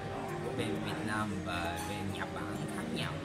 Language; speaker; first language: Vietnamese; non-native, learner; Japanese